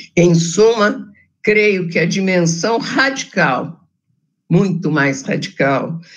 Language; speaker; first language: Portuguese; native; Portuguese